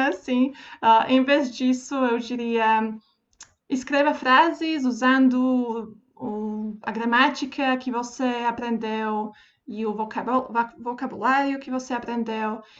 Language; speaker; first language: Portuguese; non-native, fluent; Slovak